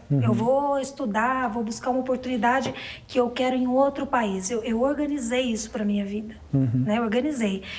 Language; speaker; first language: Portuguese; native; Portuguese